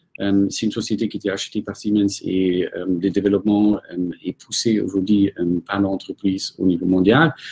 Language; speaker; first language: French; non-native, fluent; German